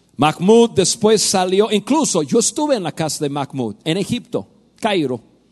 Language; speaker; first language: Spanish; non-native, fluent; English